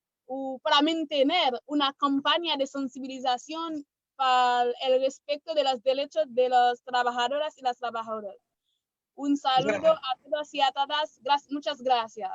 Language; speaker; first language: Spanish; non-native, learner; Haitian Creole